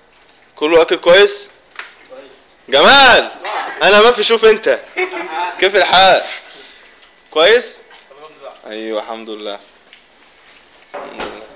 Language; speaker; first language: Arabic; non-native, learner; Tamil